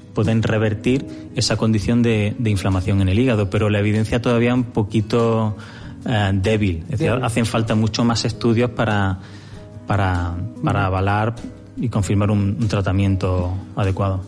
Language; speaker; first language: Spanish; native; Spanish